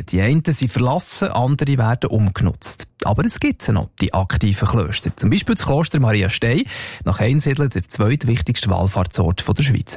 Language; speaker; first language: German; native; German